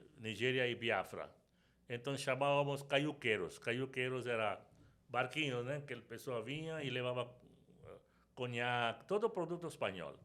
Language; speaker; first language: Portuguese; non-native, fluent; Sindhi